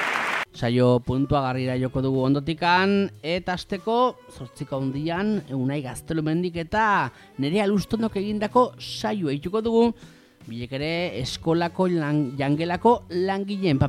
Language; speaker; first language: Basque; native; Basque